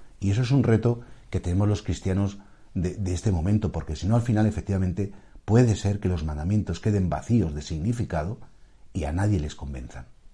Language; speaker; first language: Spanish; native; Spanish